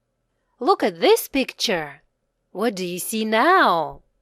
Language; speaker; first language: English; non-native, fluent; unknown